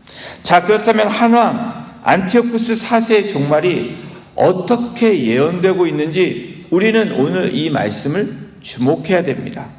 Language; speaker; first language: Korean; native; Korean